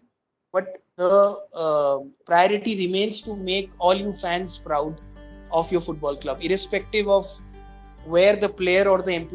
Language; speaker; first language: English; non-native, local second language; Bangla